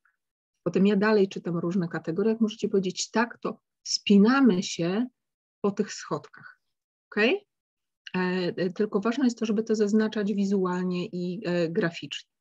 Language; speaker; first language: Polish; native; Polish